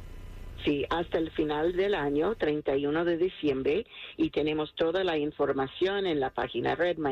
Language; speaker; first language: Spanish; non-native, fluent; English